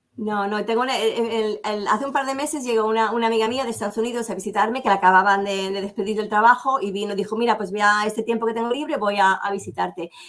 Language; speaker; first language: Spanish; native; Spanish